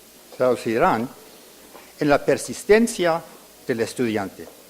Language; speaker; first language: Spanish; early bilingual, heritage; English